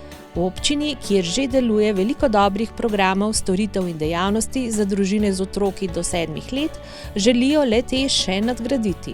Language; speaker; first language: Slovenian; native; Slovenian